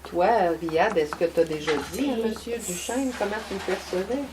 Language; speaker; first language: French; native; French